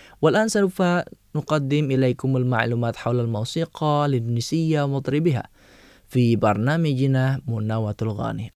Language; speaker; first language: Arabic; non-native, fluent; Indonesian